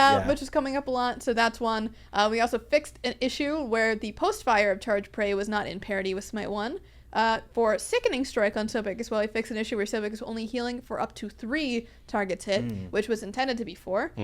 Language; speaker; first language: English; native; English